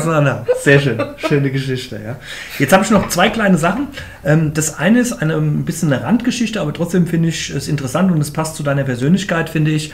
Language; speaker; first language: German; native; German